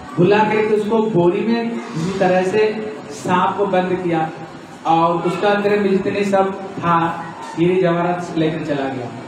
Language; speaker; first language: Hindi; native; Hindi